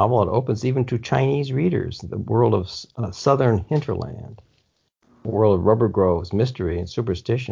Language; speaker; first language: English; native; English